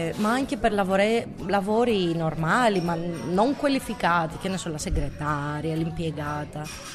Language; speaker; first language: Italian; non-native, fluent; Greek